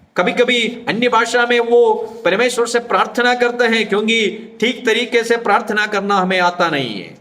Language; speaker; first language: Hindi; non-native, local second language; Malayalam